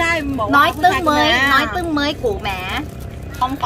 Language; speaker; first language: Vietnamese; early bilingual, heritage; Vietnamese